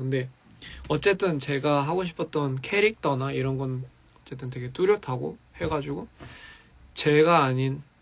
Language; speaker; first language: Korean; early bilingual, other home language; English